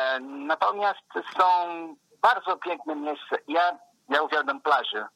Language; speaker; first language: Polish; non-native, fluent; Portuguese